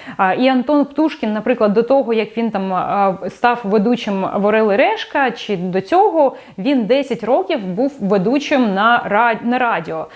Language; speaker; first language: Ukrainian; non-native, local second language; Russian